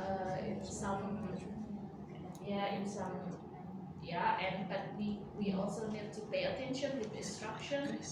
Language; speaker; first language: English; non-native, learner; Indonesian